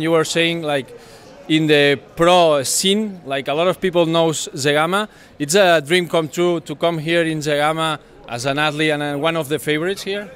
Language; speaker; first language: English; non-native, fluent; Spanish